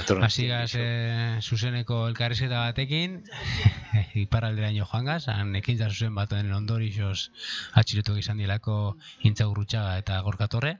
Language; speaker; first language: Basque; native; Basque